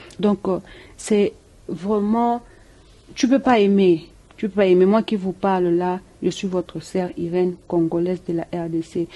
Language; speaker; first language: French; non-native, local second language; Lingala